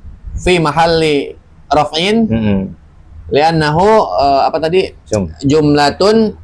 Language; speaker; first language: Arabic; non-native, learner; Indonesian